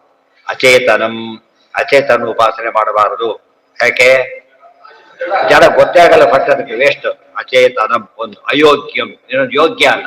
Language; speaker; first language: Kannada; native; Kannada